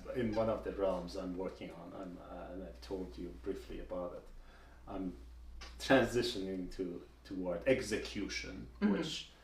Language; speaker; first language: English; non-native, fluent; Persian